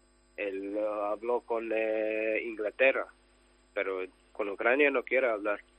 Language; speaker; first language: Spanish; non-native, learner; Ukrainian